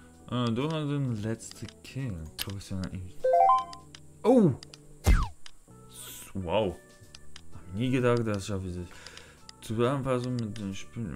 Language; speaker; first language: German; non-native, learner; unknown